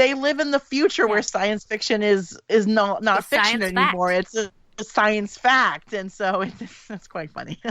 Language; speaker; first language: English; native; English